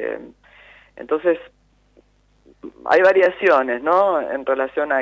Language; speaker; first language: Spanish; native; Spanish